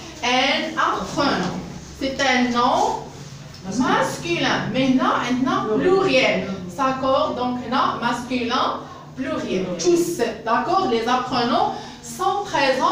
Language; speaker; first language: French; non-native, local second language; Arabic